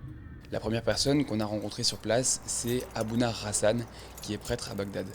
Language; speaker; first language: French; native; French